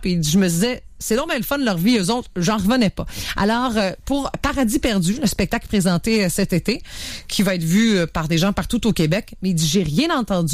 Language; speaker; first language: French; native; French